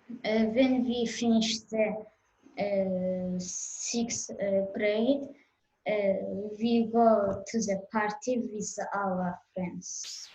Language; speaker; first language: English; non-native, learner; Azerbaijani